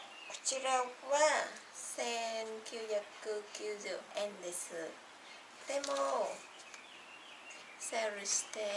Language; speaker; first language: Japanese; non-native, learner; Vietnamese